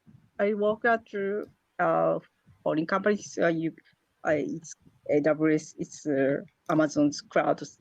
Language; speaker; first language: English; non-native, learner; Japanese